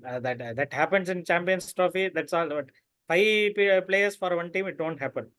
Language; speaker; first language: English; non-native, local second language; Tamil